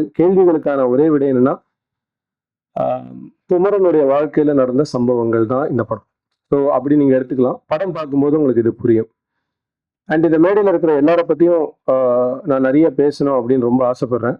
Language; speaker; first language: Tamil; native; Tamil